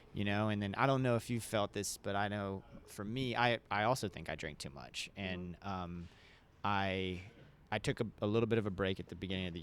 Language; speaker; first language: English; native; English